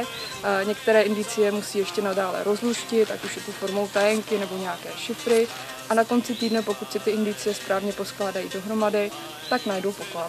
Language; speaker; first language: Czech; native; Czech